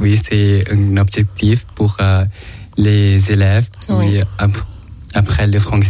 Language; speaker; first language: French; non-native, learner; Thai